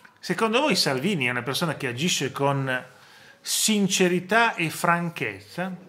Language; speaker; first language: Italian; native; Italian